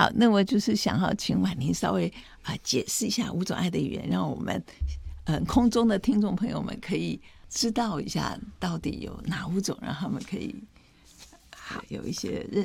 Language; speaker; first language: Chinese; native; Chinese